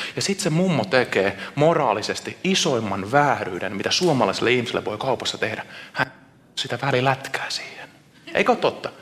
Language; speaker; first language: Finnish; native; Finnish